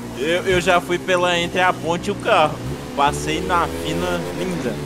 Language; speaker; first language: Portuguese; native; Portuguese